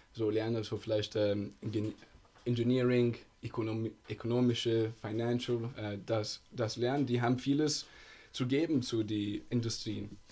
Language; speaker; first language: German; non-native, learner; Italian